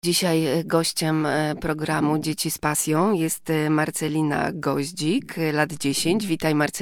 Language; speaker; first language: Polish; native; Polish